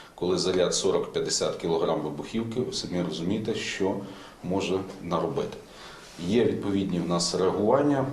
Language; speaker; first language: Ukrainian; native; Ukrainian